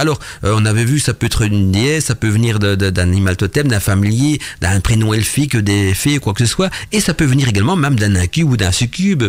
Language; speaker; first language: French; native; French